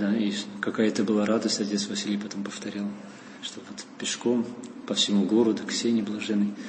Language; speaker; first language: Russian; non-native, fluent; Dutch